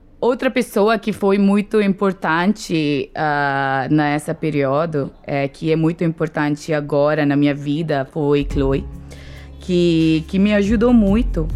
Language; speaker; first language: Portuguese; non-native, learner; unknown